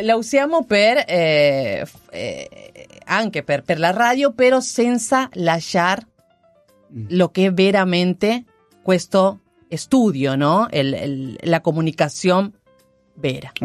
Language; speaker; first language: Italian; non-native, learner; Spanish